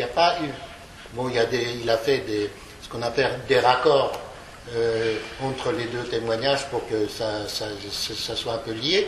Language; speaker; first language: French; early bilingual, other home language; Polish